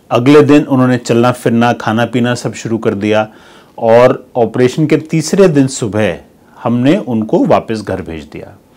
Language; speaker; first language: Hindi; native; Hindi